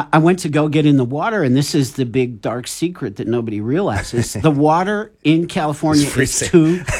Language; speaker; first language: English; native; English